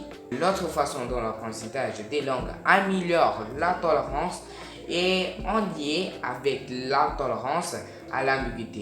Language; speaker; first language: French; non-native, learner; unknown